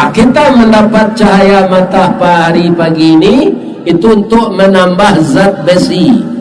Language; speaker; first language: Malay; non-native, local second language; Minangkabau